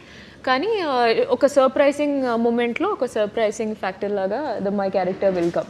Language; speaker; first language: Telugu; non-native, learner; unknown